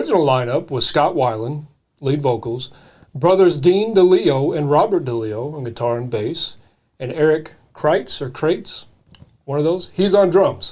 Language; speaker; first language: English; native; English